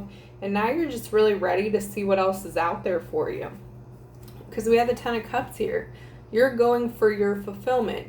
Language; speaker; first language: English; native; English